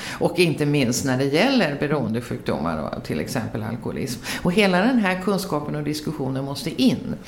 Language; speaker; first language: Swedish; native; Swedish